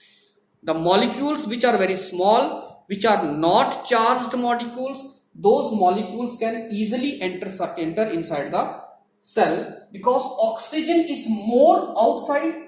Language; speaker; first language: English; non-native, local second language; Hindi